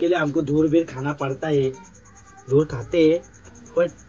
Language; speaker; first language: Hindi; non-native, local second language; Marathi